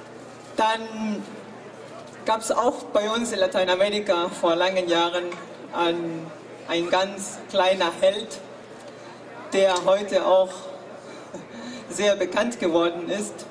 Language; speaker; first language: German; non-native, fluent; Spanish